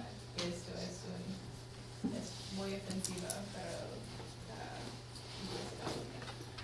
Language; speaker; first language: Spanish; non-native, learner; English